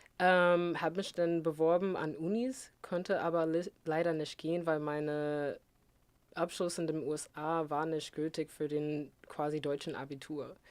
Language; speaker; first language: German; non-native, fluent; English